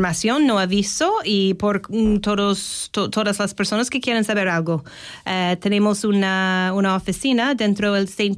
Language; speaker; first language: Spanish; non-native, fluent; English